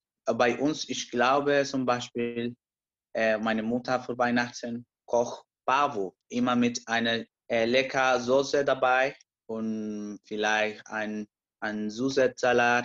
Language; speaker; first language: German; non-native, learner; Spanish